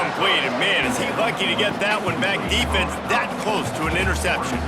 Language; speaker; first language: English; native; English